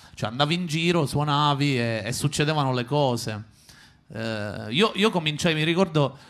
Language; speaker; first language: Italian; native; Italian